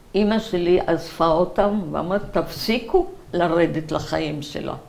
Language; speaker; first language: Hebrew; early bilingual, other home language; Arabic